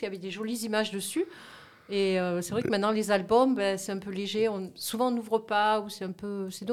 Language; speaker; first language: French; native; French